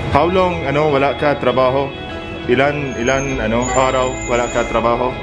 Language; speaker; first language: Filipino; non-native, learner; Arabic